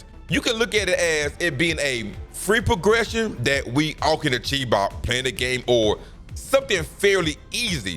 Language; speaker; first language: English; native; English